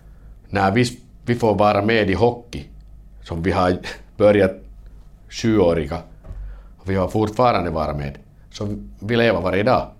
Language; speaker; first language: Swedish; non-native, learner; Finnish